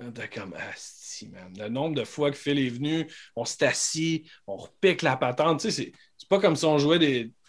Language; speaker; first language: French; native; French